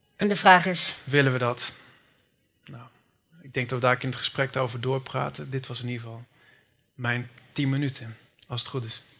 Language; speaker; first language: Dutch; native; Dutch